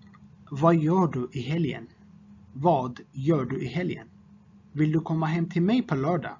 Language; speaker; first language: Swedish; non-native, fluent; Tigrinya